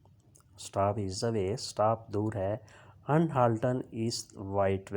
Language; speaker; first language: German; non-native, learner; Urdu